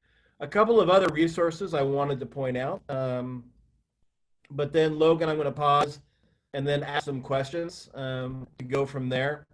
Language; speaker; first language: English; native; English